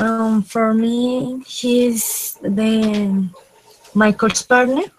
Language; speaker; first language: English; non-native, learner; Spanish